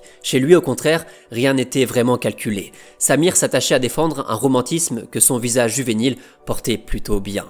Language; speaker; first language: French; native; French